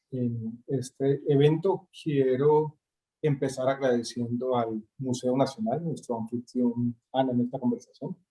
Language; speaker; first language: Spanish; native; Spanish